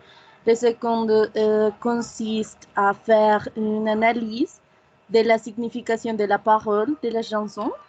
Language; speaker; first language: French; non-native, learner; Spanish